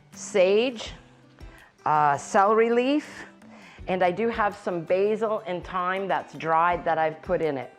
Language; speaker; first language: English; native; English